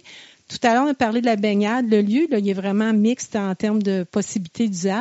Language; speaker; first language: French; native; French